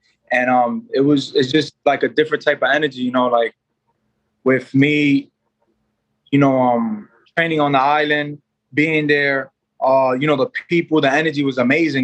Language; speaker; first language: English; native; English